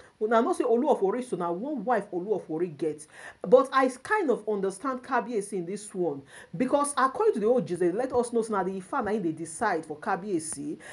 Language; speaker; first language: Nigerian Pidgin; non-native, local second language; Yoruba